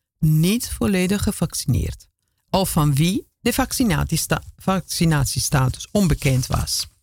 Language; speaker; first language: Dutch; non-native, fluent; Italian